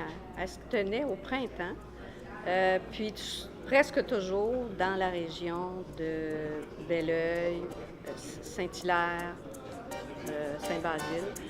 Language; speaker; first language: French; native; French